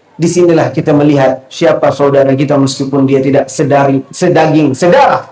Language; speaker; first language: Malay; non-native, local second language; Achinese